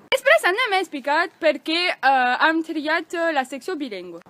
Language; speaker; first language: Catalan; non-native, local second language; French